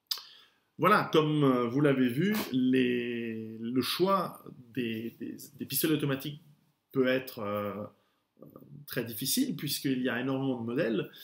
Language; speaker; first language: French; native; French